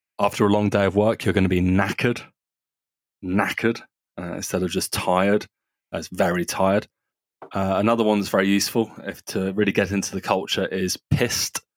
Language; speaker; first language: English; native; English